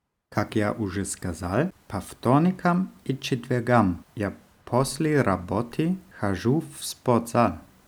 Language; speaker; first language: Russian; non-native, learner; German